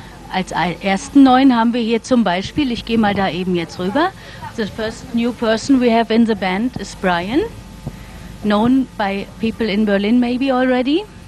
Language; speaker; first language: German; native; German